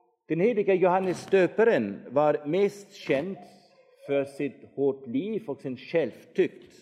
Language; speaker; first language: Swedish; non-native, fluent; German